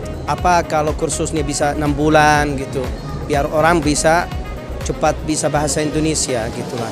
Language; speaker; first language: Indonesian; non-native, fluent; Arabic